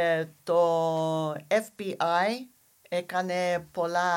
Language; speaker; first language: Greek; non-native, learner; English